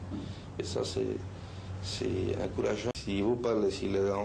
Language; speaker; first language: French; non-native, learner; Spanish